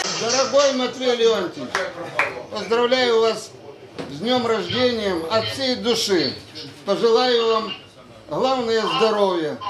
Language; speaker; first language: Russian; native; Russian